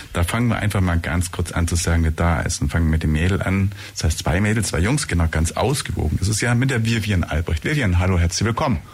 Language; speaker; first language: German; native; German